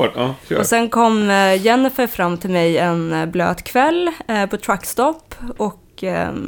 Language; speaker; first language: Swedish; native; Swedish